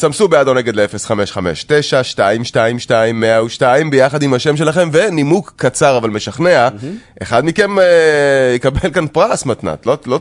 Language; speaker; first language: Hebrew; native; Hebrew